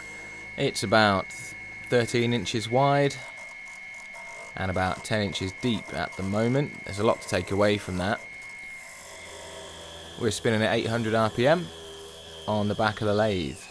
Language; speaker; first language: English; native; English